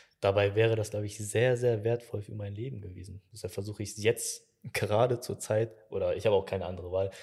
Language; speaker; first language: German; early bilingual, other home language; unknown